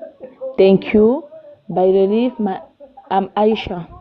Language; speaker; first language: English; non-native, learner; French